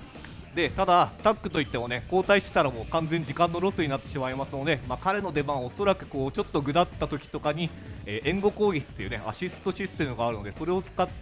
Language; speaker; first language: Japanese; native; Japanese